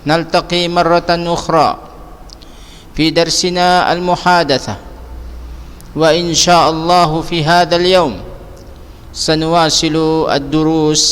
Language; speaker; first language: Arabic; non-native, fluent; Indonesian